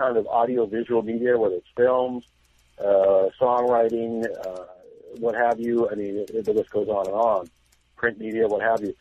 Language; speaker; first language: English; native; English